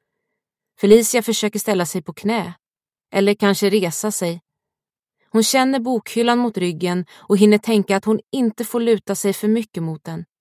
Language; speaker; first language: Swedish; native; Swedish